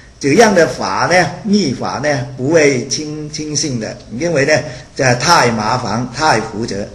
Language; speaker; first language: Chinese; non-native, local second language; Cantonese